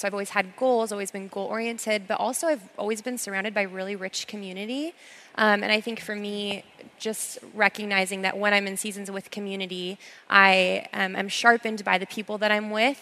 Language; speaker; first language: English; native; English